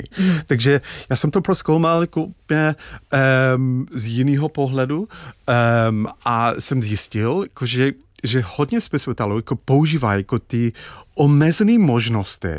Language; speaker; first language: Czech; non-native, fluent; English